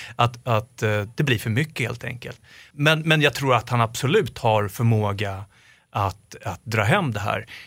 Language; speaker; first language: Swedish; native; Swedish